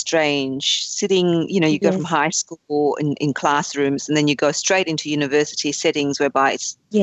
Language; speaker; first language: English; native; English